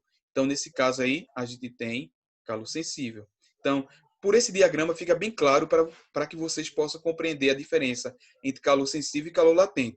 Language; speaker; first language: Portuguese; native; Portuguese